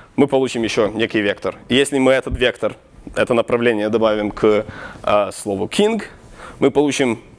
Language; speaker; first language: Russian; non-native, local second language; Ukrainian